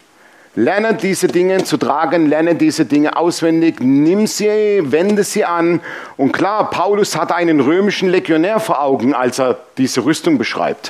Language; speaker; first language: German; native; German